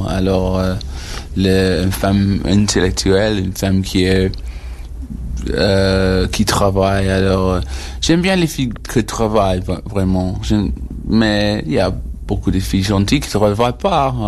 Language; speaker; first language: French; non-native, learner; English